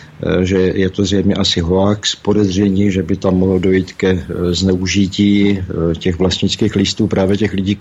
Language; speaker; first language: Czech; native; Czech